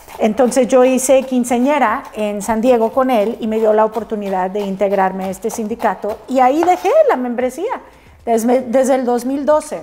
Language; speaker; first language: Spanish; native; Spanish